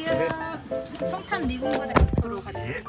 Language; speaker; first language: Korean; native; Korean